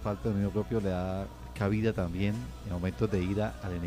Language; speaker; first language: Spanish; native; Spanish